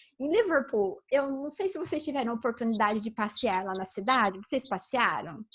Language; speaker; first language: Portuguese; native; Portuguese